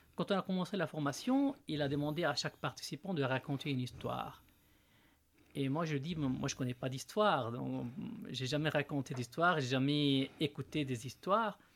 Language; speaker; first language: French; non-native, local second language; Arabic